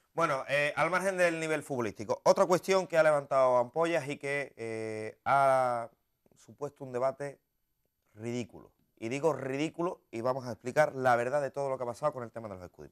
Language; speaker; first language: Spanish; native; Spanish